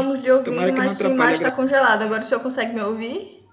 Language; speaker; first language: Portuguese; native; Portuguese